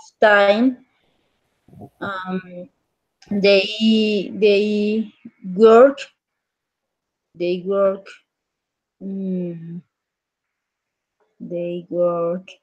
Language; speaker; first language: English; non-native, learner; Spanish